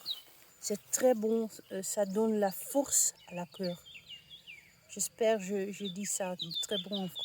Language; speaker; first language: French; non-native, learner; Dutch